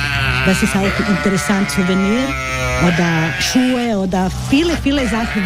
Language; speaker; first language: German; non-native, learner; Croatian